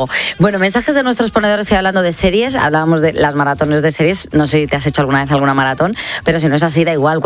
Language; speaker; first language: Spanish; native; Spanish